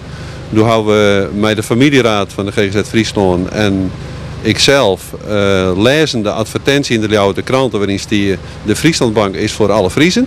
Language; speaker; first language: Dutch; native; Dutch